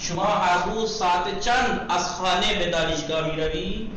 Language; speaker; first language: Persian; non-native, fluent; Urdu